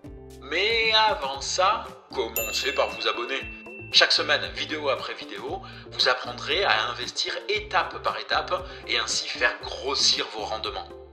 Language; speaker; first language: French; native; French